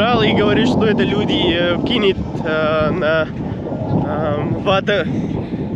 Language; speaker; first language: Russian; non-native, local second language; Kyrgyz